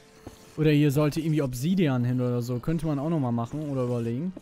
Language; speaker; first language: German; native; German